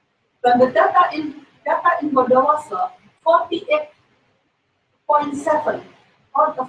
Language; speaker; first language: English; non-native, learner; Indonesian